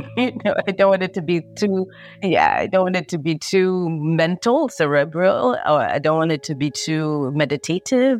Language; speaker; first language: English; native; English